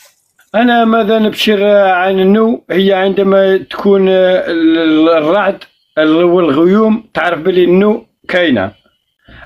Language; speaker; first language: Arabic; native; Arabic